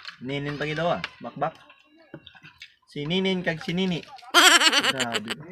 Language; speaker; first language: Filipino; non-native, local second language; Hiligaynon